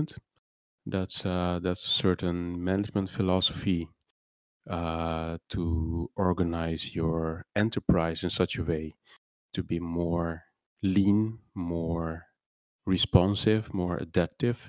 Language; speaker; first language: English; non-native, fluent; Papiamento